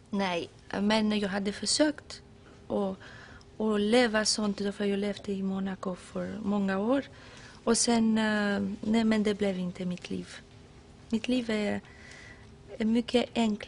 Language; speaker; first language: Swedish; non-native, fluent; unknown